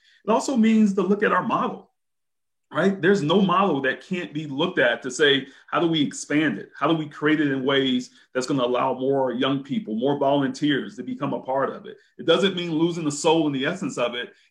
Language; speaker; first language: English; native; English